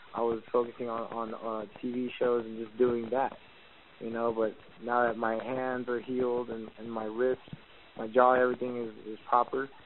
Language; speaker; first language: English; early bilingual, other home language; Spanish